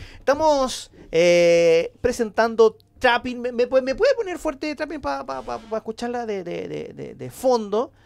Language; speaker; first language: Spanish; native; Spanish